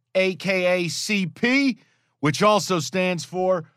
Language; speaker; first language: English; native; English